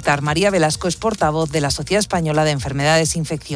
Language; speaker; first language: Spanish; native; Spanish